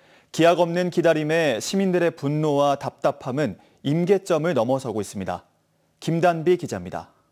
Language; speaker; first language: Korean; native; Korean